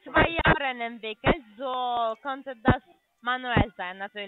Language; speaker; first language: German; non-native, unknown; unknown